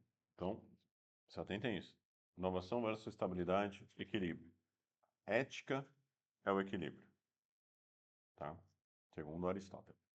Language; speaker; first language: Portuguese; native; Portuguese